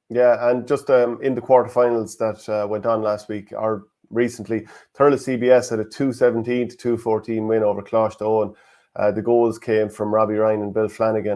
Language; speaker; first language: English; native; English